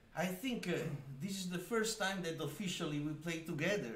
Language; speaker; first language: English; non-native, fluent; Italian